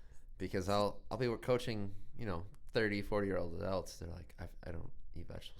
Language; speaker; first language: English; native; English